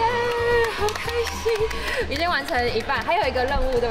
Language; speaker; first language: Chinese; native; Chinese